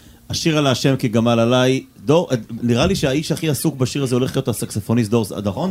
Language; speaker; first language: Hebrew; native; Hebrew